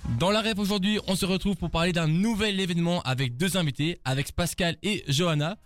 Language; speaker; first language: French; native; French